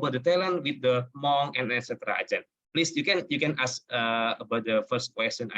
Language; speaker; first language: English; non-native, learner; Indonesian